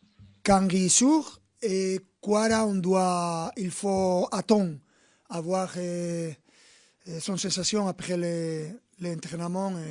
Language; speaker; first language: French; non-native, fluent; Spanish